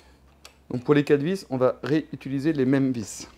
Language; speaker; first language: French; native; French